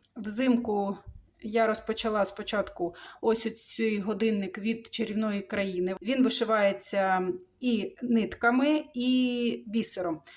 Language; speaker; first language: Ukrainian; non-native, local second language; Russian